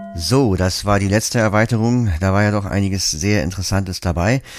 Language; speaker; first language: German; native; German